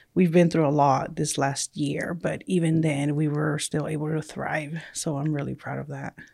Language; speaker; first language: English; early bilingual, other home language; Spanish